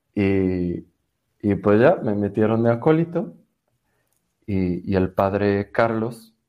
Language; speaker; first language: Spanish; native; Spanish